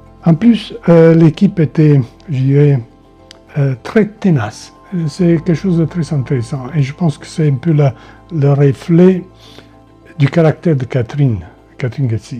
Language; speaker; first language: French; non-native, fluent; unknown